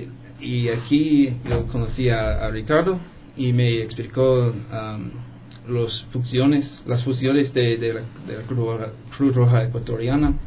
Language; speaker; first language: Spanish; non-native, fluent; English